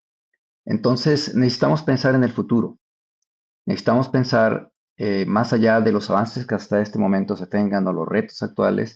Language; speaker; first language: Spanish; native; Spanish